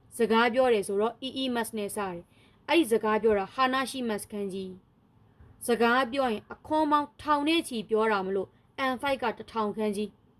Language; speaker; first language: Burmese; native; Burmese